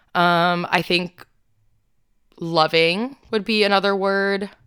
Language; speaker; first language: English; native; English